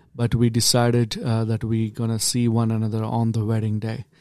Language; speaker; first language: English; non-native, local second language; Kannada